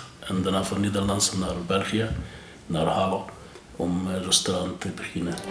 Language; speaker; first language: Dutch; non-native, learner; Arabic